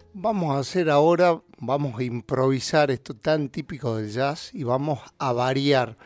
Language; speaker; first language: Spanish; native; Spanish